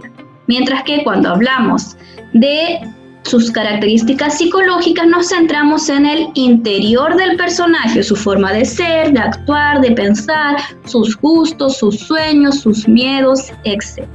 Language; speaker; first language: Spanish; native; Spanish